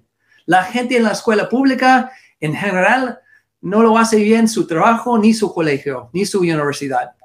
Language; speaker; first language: Spanish; non-native, learner; English